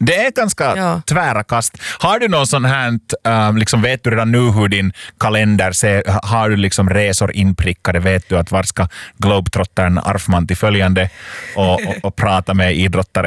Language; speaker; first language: Swedish; native; Swedish